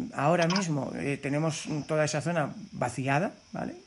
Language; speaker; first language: Spanish; native; Spanish